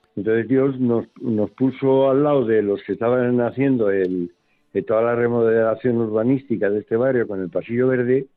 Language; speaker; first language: Spanish; native; Spanish